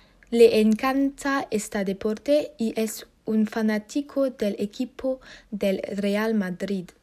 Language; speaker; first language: Spanish; non-native, learner; French